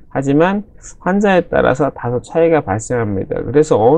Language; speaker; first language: Korean; native; Korean